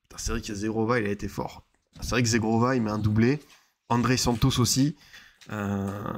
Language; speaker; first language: French; native; French